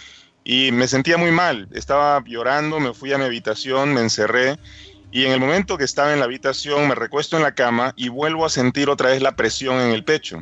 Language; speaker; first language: Spanish; native; Spanish